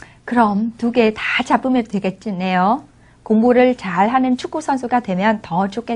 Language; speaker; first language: Korean; non-native, fluent; Vietnamese